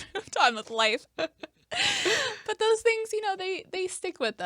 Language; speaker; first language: English; native; English